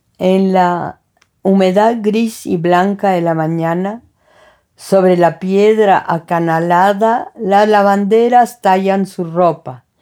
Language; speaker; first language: Spanish; early bilingual, other home language; French